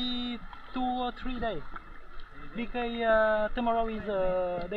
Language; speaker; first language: English; non-native, learner; Vietnamese